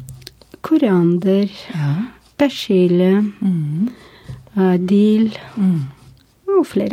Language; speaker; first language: Norwegian; non-native, fluent; Russian